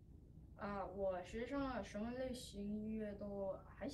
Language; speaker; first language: Chinese; early bilingual, heritage; Chinese